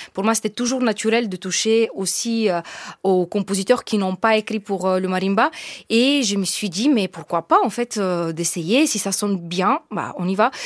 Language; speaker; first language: French; non-native, fluent; Bulgarian